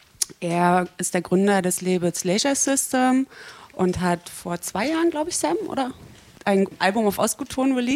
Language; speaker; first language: German; native; German